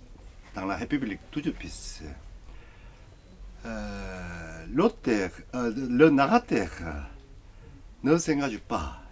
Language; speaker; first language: French; non-native, learner; Korean